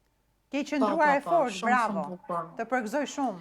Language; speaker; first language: Albanian; native; Albanian